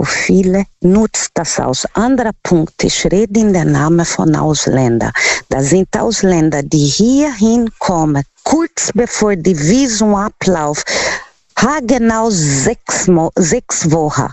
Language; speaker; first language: German; non-native, learner; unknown